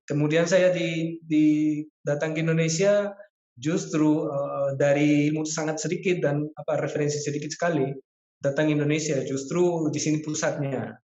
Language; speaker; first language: Indonesian; non-native, fluent; Spanish